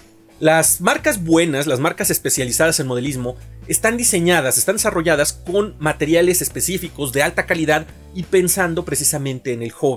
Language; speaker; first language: Spanish; native; Spanish